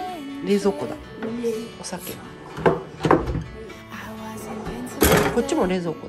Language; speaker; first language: Japanese; native; Japanese